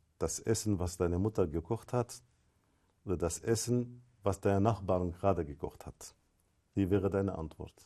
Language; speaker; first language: German; non-native, fluent; Arabic